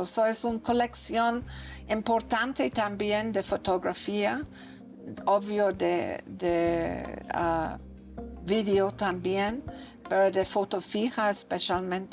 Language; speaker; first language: Spanish; non-native, learner; English